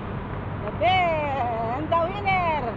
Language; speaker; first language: English; non-native, learner; Filipino